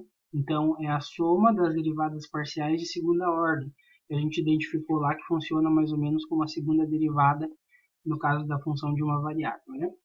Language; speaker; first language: Portuguese; native; Portuguese